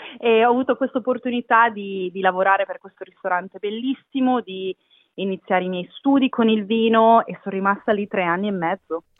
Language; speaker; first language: Italian; native; Italian